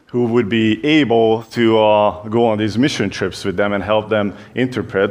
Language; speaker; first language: English; non-native, fluent; Hungarian